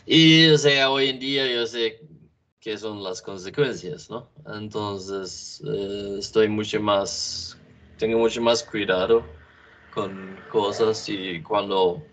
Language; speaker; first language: Spanish; non-native, learner; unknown